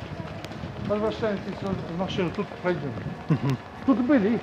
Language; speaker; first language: Russian; non-native, learner; Polish